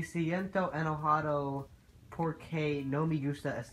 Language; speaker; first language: Spanish; non-native, learner; English